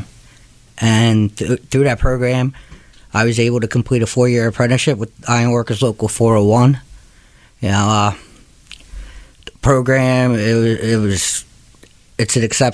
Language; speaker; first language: English; native; English